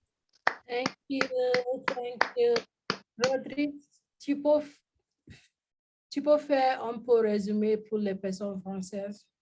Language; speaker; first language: French; non-native, learner; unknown